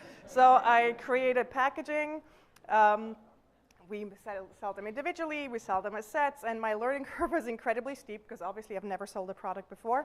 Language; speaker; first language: English; non-native, fluent; German